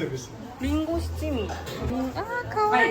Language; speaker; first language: Japanese; non-native, fluent; Korean